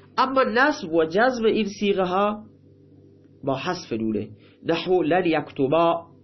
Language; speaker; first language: Persian; non-native, local second language; Baluchi